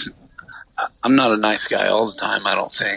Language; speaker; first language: English; native; English